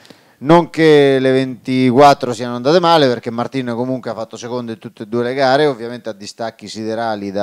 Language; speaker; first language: Italian; native; Italian